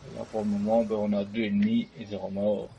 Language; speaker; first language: French; native; French